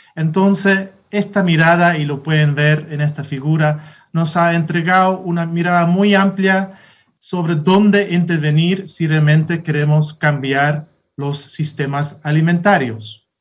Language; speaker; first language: Spanish; non-native, fluent; Dutch